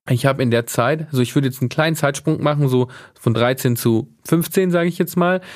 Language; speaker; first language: German; native; German